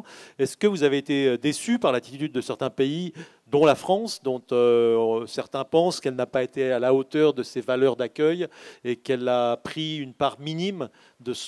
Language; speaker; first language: French; native; French